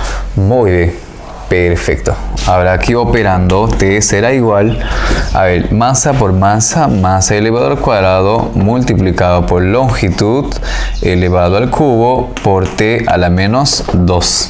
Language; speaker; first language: Spanish; native; Spanish